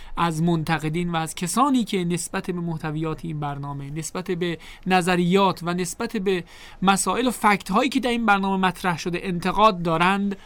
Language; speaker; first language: Persian; native; Persian